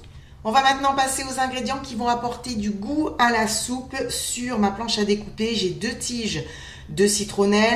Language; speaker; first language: French; native; French